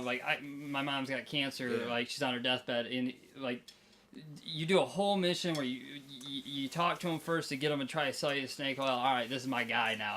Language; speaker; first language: English; native; English